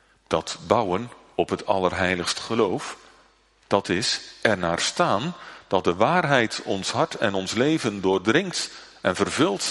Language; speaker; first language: Dutch; native; Dutch